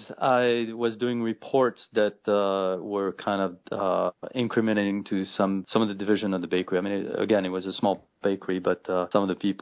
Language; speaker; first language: English; non-native, fluent; French